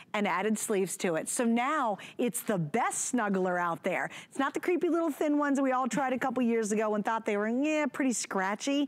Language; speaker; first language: English; native; English